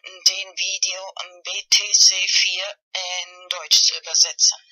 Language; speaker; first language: German; non-native, fluent; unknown